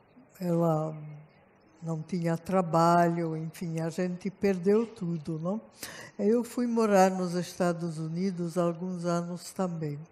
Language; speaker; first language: Portuguese; non-native, fluent; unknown